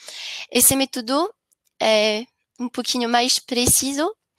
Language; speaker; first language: Spanish; non-native, learner; French